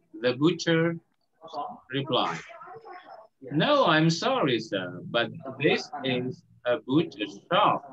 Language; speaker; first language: English; non-native, fluent; Indonesian